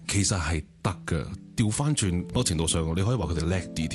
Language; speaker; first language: Cantonese; native; Cantonese